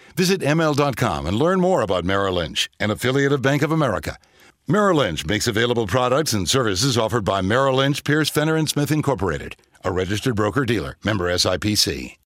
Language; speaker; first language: English; native; English